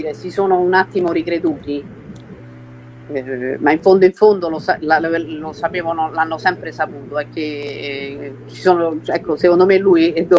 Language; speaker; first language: Italian; early bilingual, heritage; Italian